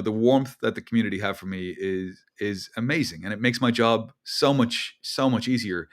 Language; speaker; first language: English; native; English